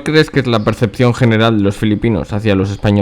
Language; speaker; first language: Spanish; native; Spanish